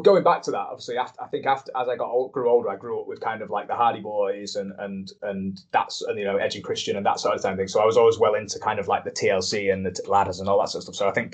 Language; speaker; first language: English; native; English